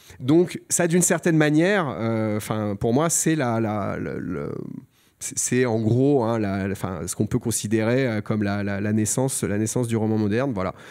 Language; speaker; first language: French; native; French